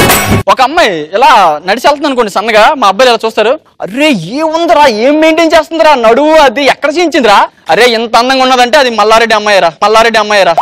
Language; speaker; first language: Telugu; native; Telugu